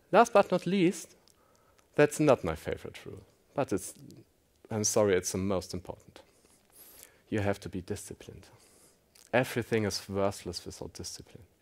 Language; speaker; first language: English; non-native, fluent; German